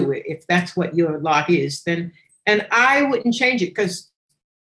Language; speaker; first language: English; native; English